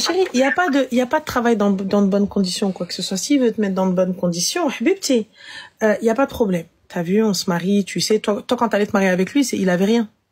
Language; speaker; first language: French; native; French